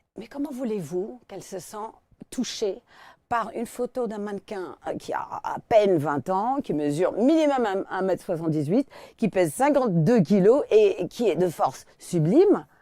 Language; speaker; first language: French; non-native, fluent; English